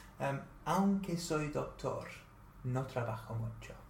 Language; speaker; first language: Spanish; non-native, fluent; English